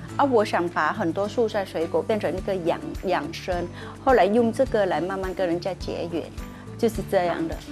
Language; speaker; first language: Chinese; non-native, learner; Vietnamese